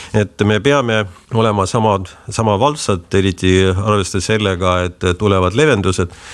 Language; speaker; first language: Estonian; non-native, local second language; Russian